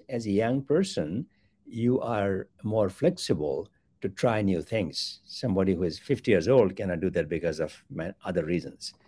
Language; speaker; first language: English; non-native, local second language; Bangla